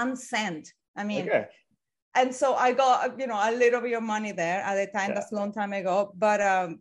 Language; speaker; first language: English; non-native, fluent; Spanish